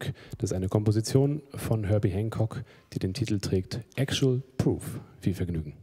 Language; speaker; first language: German; native; German